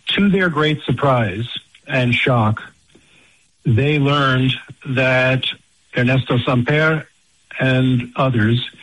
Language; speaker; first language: English; native; English